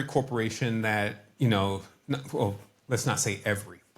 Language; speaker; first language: English; native; English